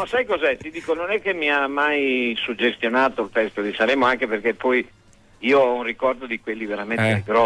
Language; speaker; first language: Italian; native; Italian